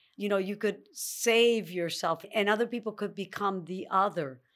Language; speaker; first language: English; early bilingual, other home language; Spanish